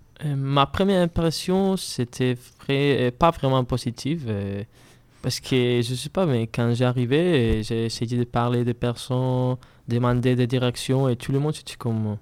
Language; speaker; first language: French; non-native, learner; Spanish